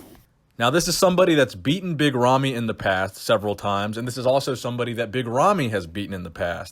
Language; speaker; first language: English; native; English